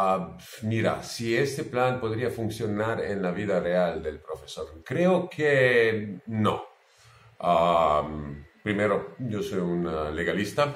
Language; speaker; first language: Spanish; non-native, fluent; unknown